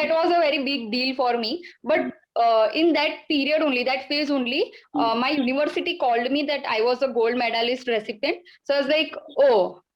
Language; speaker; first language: English; non-native, local second language; Gujarati